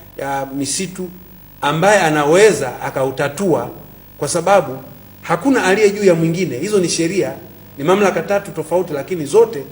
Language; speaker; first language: Swahili; native; Swahili